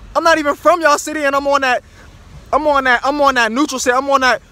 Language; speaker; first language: English; native; English